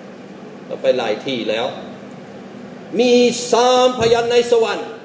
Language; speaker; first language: Thai; non-native, fluent; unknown